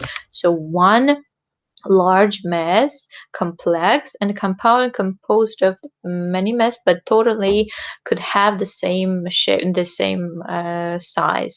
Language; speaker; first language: English; non-native, fluent; Georgian